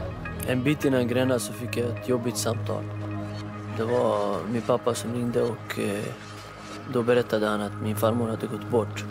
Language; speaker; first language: Swedish; non-native, local second language; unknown